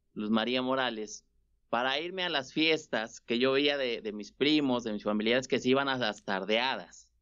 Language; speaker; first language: Spanish; native; Spanish